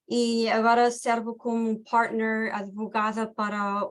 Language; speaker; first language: Portuguese; early bilingual, heritage; Portuguese